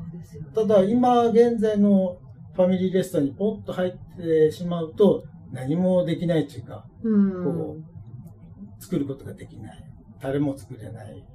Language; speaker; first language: Japanese; native; Japanese